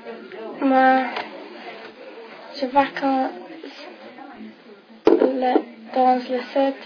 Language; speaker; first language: French; non-native, learner; English